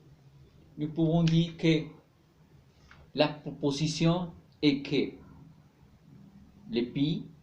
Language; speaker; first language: French; non-native, learner; Spanish